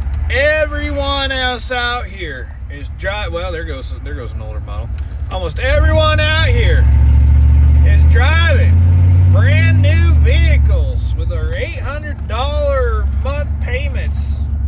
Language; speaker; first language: English; native; English